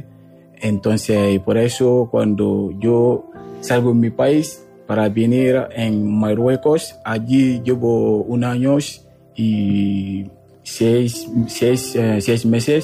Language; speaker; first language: Spanish; non-native, learner; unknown